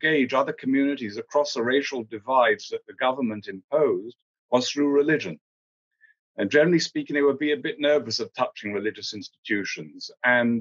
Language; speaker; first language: English; native; English